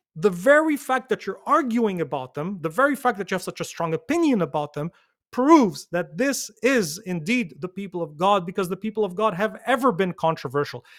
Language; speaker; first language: English; non-native, fluent; Arabic